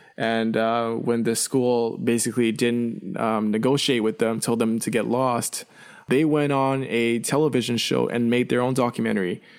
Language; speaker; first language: English; early bilingual, other home language; Chinese